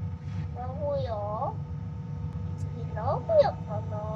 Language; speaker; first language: Japanese; native; Japanese